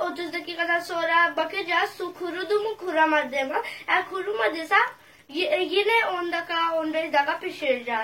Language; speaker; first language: Turkish; non-native, learner; Urdu